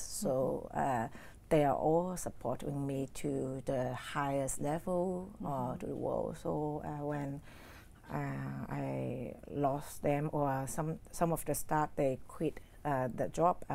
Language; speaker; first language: English; non-native, learner; Cantonese